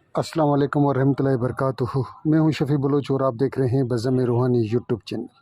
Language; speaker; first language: Urdu; non-native, local second language; Sindhi